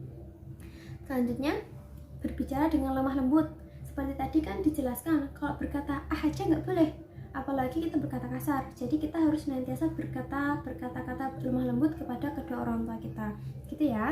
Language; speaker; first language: Indonesian; native; Indonesian